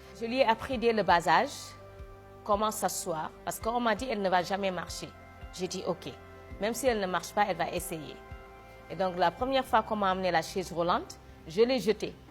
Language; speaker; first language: French; non-native, local second language; Wolof